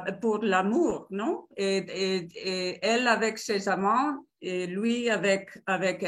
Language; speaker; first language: French; non-native, learner; Spanish